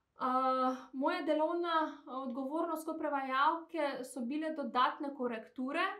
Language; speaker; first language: Slovenian; non-native, fluent; Macedonian